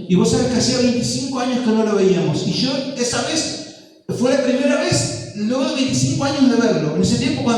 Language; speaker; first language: Spanish; native; Spanish